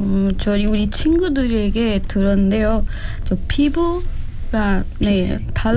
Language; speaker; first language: Korean; non-native, learner; Nepali